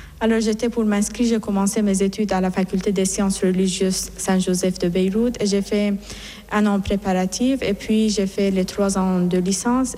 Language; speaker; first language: French; non-native, fluent; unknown